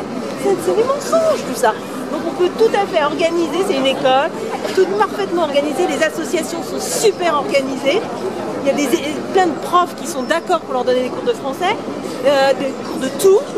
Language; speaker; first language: French; native; French